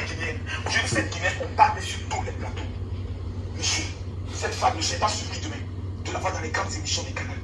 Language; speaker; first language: French; native; French